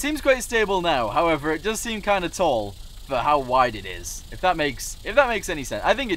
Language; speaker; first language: English; native; English